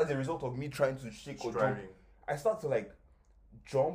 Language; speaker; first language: English; non-native, local second language; Yoruba